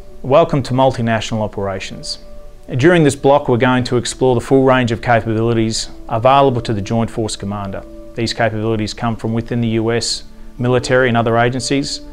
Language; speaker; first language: English; native; English